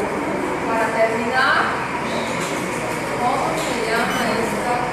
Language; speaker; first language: Spanish; non-native, learner; Portuguese